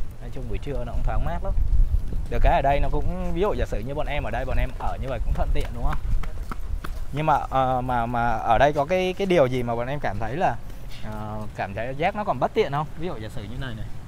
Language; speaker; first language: Vietnamese; native; Vietnamese